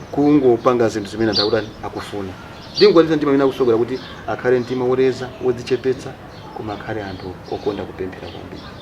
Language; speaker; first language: Nyanja; non-native, local second language; Tumbuka